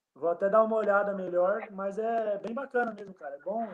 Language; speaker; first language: Portuguese; native; Portuguese